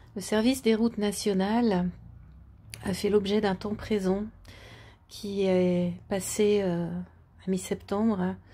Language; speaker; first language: French; native; French